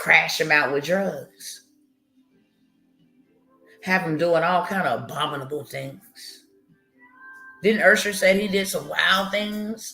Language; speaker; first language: English; native; English